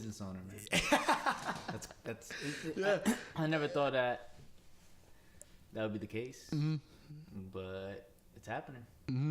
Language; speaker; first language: English; native; English